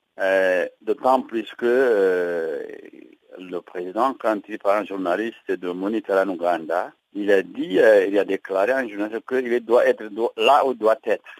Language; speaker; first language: French; non-native, local second language; Kinyarwanda